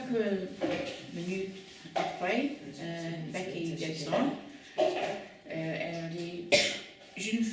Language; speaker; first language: French; non-native, learner; English